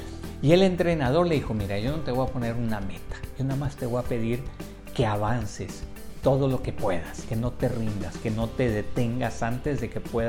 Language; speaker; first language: Spanish; native; Spanish